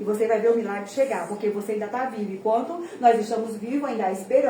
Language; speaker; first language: Portuguese; native; Portuguese